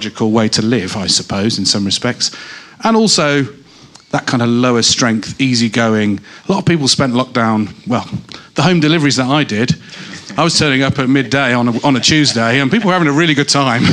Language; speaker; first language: English; native; English